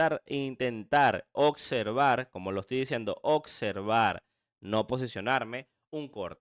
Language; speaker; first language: Spanish; native; Spanish